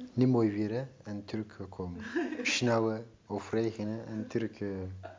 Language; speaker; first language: Dutch; non-native, learner; Turkish